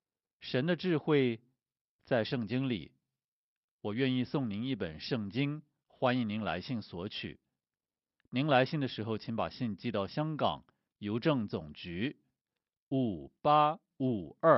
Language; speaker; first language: Chinese; native; Chinese